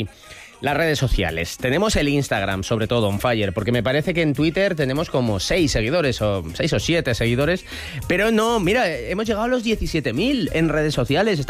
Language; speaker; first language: Spanish; native; Spanish